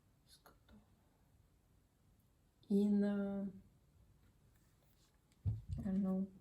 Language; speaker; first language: English; non-native, learner; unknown